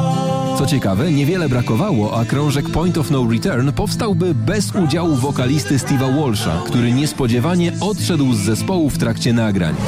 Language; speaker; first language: Polish; native; Polish